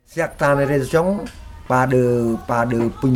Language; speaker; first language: French; non-native, local second language; Khmer